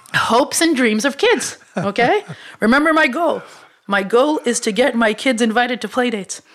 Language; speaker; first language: English; non-native, fluent; Hebrew